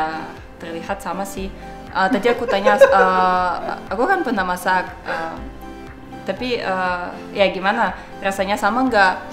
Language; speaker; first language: Indonesian; non-native, learner; Russian